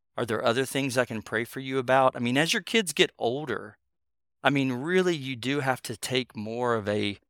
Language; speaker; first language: English; native; English